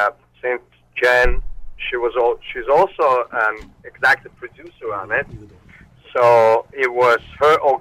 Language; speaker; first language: English; non-native, fluent; Armenian